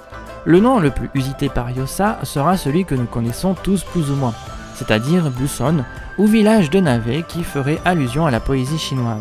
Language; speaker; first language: French; native; French